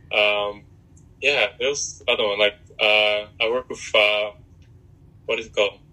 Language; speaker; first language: English; early bilingual, other home language; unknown